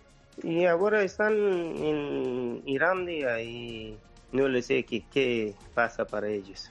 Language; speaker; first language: Spanish; non-native, learner; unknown